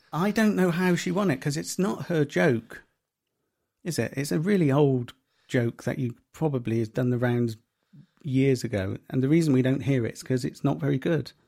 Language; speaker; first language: English; native; English